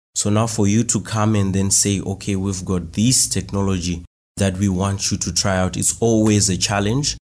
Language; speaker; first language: English; non-native, local second language; Shona